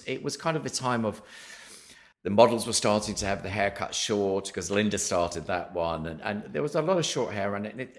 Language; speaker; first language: English; native; English